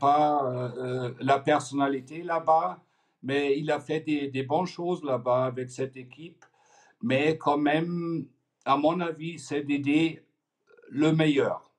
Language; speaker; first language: French; non-native, fluent; German